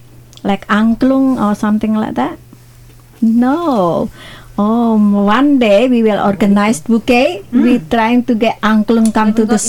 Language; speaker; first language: English; non-native, learner; Indonesian